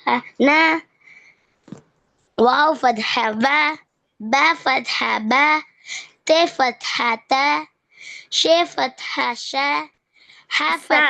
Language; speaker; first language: Arabic; non-native, learner; Tamil